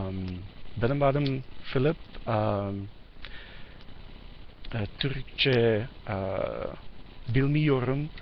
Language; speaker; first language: Turkish; non-native, learner; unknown